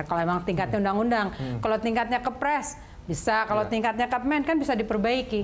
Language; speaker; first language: Indonesian; native; Indonesian